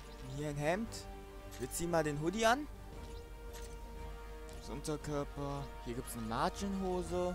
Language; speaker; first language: German; native; German